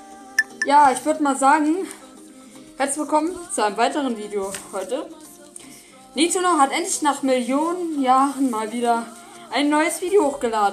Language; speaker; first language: German; native; German